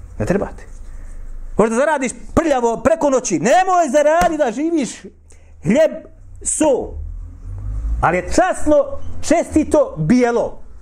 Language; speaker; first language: Bosnian; native; Bosnian